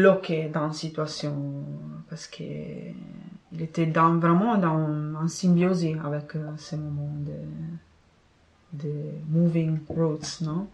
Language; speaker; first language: French; non-native, fluent; Italian